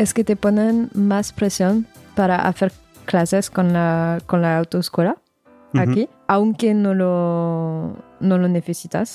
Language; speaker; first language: Spanish; non-native, fluent; French